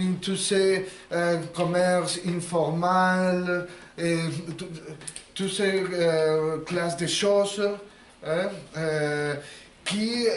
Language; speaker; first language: French; non-native, learner; Spanish